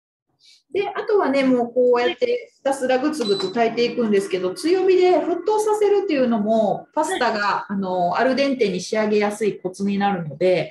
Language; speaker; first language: Japanese; native; Japanese